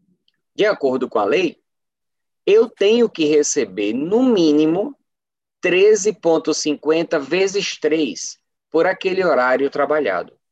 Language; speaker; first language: Portuguese; native; Portuguese